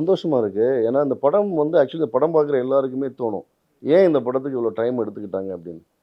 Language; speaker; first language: Tamil; native; Tamil